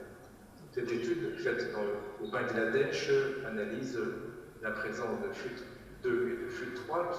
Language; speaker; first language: French; native; French